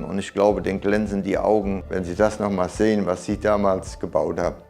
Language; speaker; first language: German; native; German